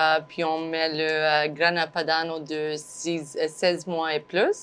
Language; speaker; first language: French; non-native, fluent; English